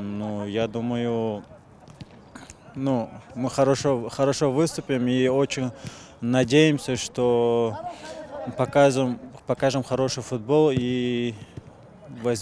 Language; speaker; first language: Russian; non-native, local second language; Tajik